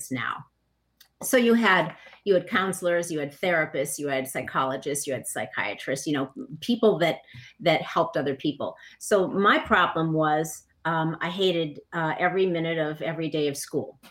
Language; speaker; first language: English; native; English